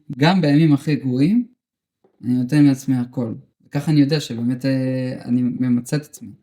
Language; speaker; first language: Hebrew; early bilingual, other home language; Russian